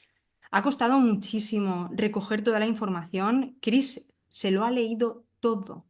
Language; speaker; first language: Spanish; native; Spanish